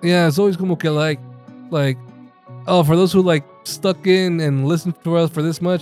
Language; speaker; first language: English; early bilingual, other home language; Spanish